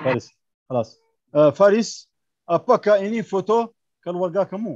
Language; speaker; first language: Indonesian; non-native, learner; Arabic